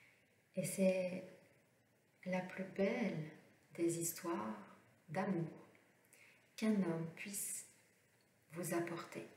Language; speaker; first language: French; native; French